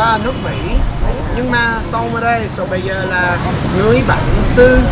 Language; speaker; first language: Vietnamese; non-native, learner; English